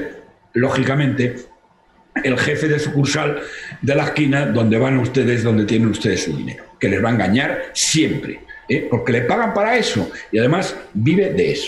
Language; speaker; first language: Spanish; native; Spanish